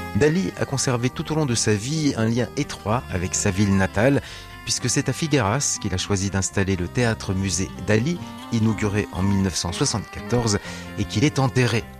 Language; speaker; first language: French; native; French